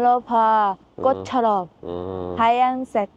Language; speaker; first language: Korean; non-native, learner; Thai